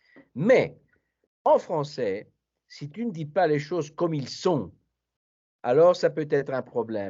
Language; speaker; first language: French; non-native, fluent; Italian